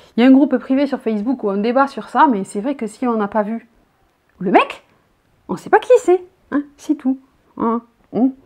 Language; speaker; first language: French; native; French